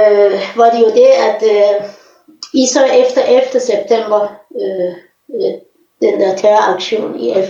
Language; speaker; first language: Danish; non-native, fluent; Persian